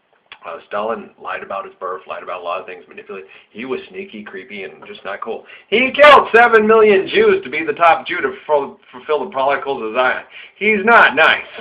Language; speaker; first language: English; native; English